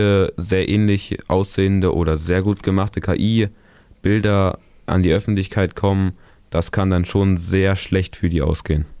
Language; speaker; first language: German; native; German